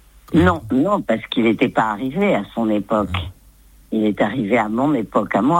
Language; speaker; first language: French; native; French